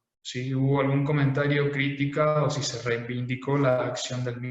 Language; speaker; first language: Spanish; native; Spanish